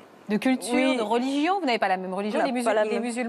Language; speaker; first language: French; native; French